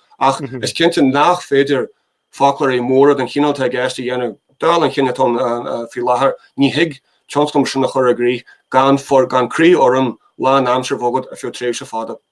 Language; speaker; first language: Irish; native; Irish